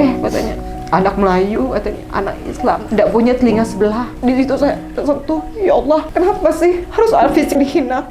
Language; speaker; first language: Indonesian; native; Indonesian